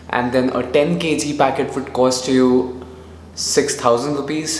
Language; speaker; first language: English; non-native, local second language; Hindi